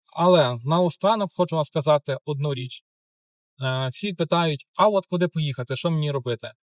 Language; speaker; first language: Ukrainian; native; Ukrainian